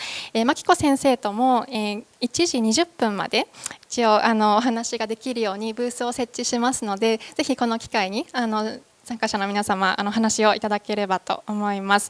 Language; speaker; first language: Japanese; native; Japanese